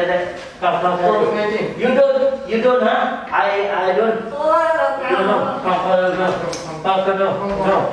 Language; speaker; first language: English; non-native, learner; Malay